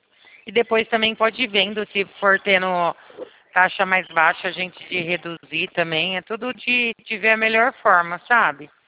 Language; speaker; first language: Portuguese; native; Portuguese